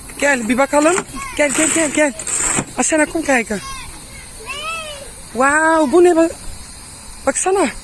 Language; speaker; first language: Turkish; non-native, fluent; Dutch